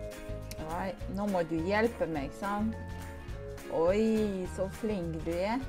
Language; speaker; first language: Norwegian; non-native, learner; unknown